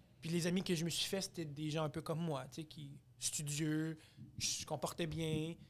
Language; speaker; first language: French; early bilingual, other home language; Arabic